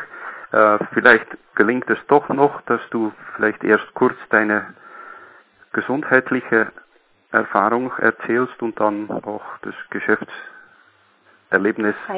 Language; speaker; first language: German; native; German